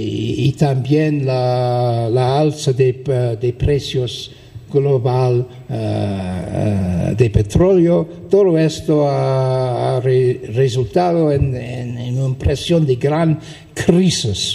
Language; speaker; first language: Spanish; non-native, fluent; English